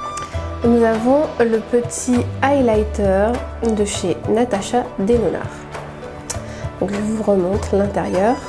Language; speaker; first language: French; native; French